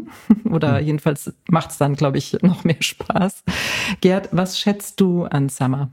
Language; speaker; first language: German; native; German